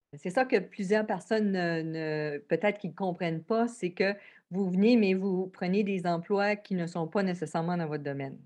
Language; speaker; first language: French; native; French